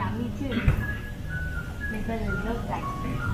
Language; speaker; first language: English; non-native, learner; Thai